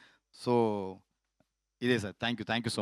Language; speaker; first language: Telugu; non-native, learner; Tamil